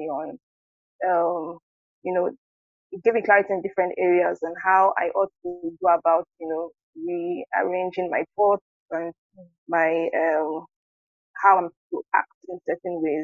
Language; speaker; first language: English; non-native, local second language; Igbo